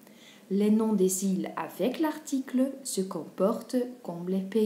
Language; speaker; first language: French; non-native, fluent; Dutch